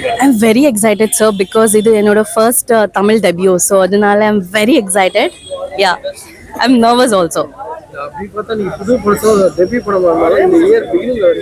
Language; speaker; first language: Tamil; non-native, learner; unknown